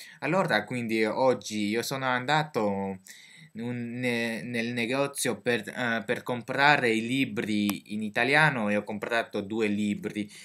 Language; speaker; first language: Italian; non-native, learner; French